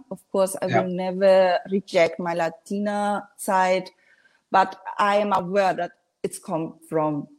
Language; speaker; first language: English; non-native, learner; Spanish